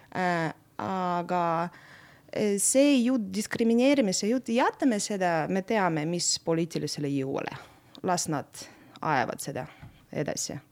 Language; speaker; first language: Estonian; non-native, local second language; Russian